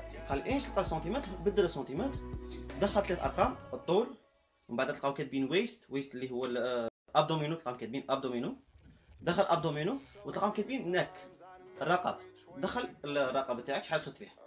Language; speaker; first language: Arabic; native; Arabic